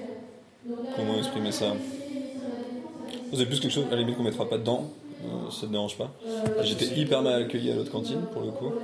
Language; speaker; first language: French; native; French